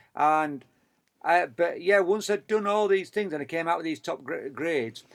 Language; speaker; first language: English; native; English